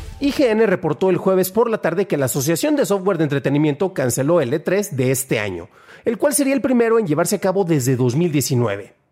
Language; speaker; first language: Spanish; native; Spanish